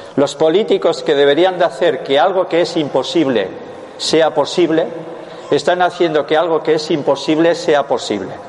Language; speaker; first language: Spanish; non-native, local second language; Basque